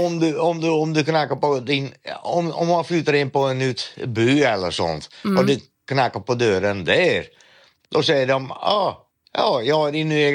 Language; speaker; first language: Swedish; non-native, fluent; Dutch